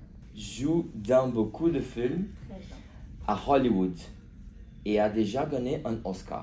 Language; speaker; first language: French; non-native, learner; Portuguese